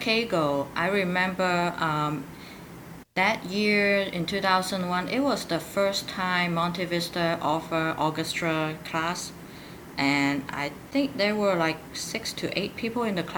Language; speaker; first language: English; non-native, local second language; Cantonese